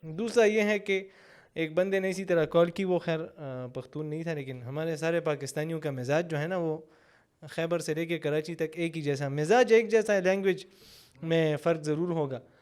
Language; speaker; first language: Urdu; non-native, local second language; Pashto